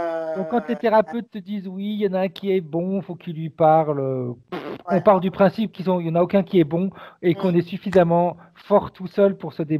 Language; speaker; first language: French; native; French